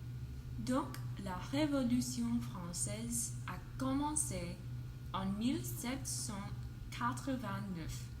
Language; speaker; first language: French; non-native, learner; English